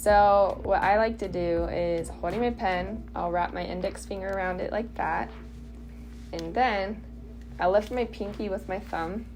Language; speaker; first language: English; native; English